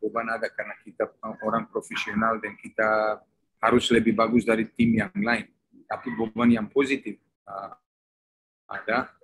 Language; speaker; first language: Indonesian; non-native, fluent; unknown